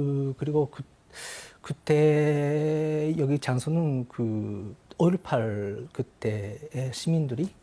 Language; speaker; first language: Korean; non-native, fluent; Japanese